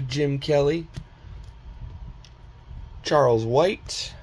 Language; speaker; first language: English; native; English